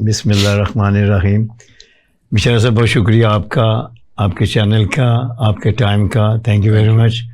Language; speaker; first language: Urdu; non-native, local second language; Punjabi